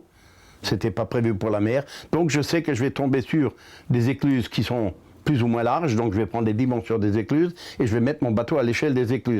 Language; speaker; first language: French; native; French